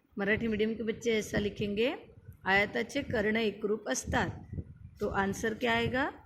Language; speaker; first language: Hindi; non-native, local second language; Marathi